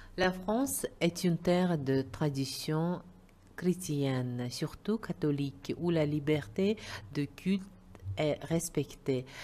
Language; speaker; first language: French; non-native, fluent; Uzbek